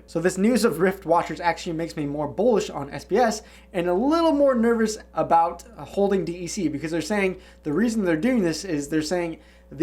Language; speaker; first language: English; native; English